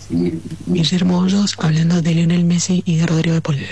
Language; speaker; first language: Spanish; native; Spanish